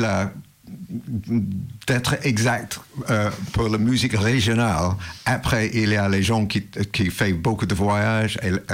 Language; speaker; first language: French; non-native, learner; English